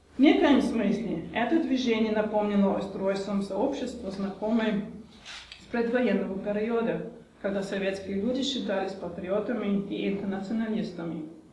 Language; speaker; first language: Russian; non-native, fluent; German